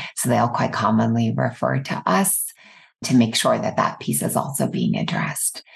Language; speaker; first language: English; native; English